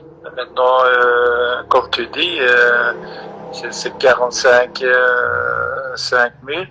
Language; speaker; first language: French; non-native, local second language; Dutch